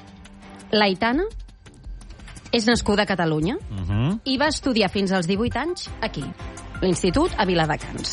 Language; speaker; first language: Catalan; native; Catalan